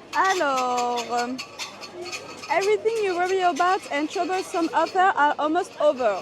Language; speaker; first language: English; non-native, learner; French